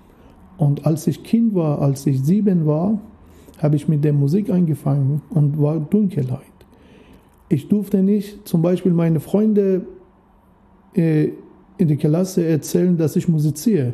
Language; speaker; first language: German; non-native, fluent; Persian